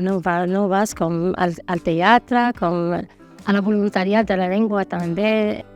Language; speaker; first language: Catalan; non-native, learner; Spanish